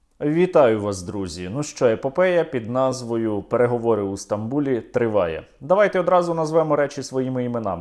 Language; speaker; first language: Ukrainian; native; Ukrainian